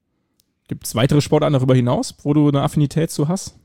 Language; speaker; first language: German; native; German